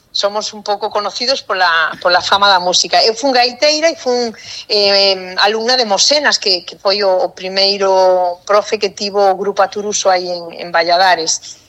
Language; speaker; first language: Galician; native; Galician